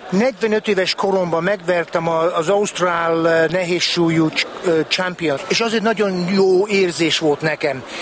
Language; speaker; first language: Hungarian; early bilingual, heritage; Hungarian